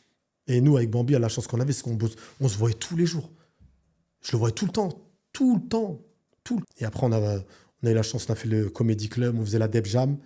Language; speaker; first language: French; native; French